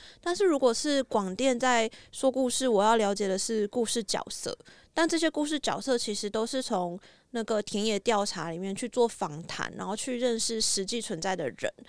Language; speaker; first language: Chinese; native; Chinese